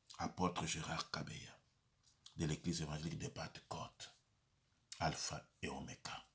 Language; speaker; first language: French; non-native, local second language; Lingala